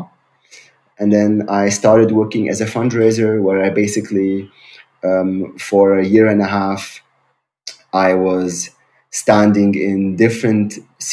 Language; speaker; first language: English; non-native, fluent; Arabic